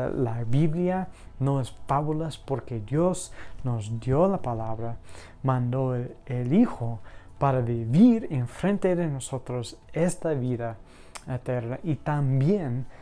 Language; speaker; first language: Spanish; non-native, fluent; English